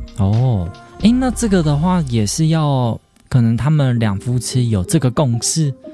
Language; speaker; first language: Chinese; native; Chinese